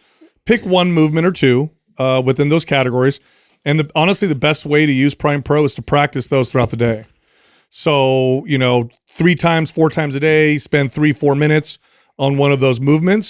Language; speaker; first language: English; native; English